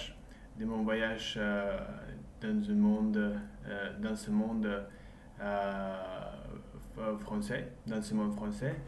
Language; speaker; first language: French; non-native, learner; English